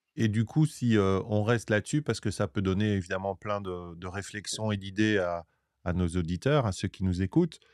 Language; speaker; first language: French; native; French